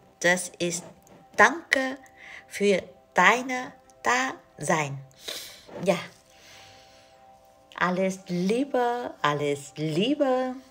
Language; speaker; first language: German; non-native, learner; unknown